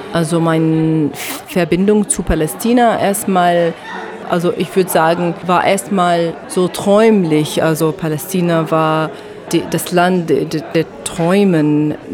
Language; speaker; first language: German; non-native, fluent; Arabic